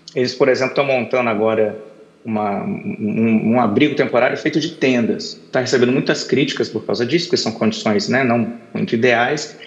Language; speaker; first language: Portuguese; native; Portuguese